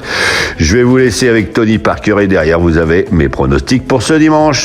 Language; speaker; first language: French; native; French